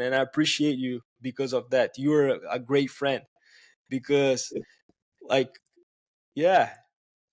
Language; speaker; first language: English; non-native, fluent; Portuguese